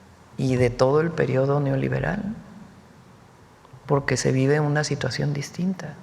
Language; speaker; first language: Spanish; native; Spanish